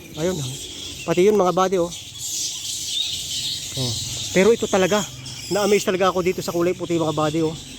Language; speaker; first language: Filipino; native; Filipino